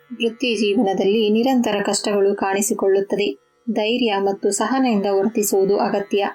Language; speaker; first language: Kannada; native; Kannada